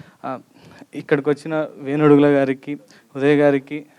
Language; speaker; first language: Telugu; native; Telugu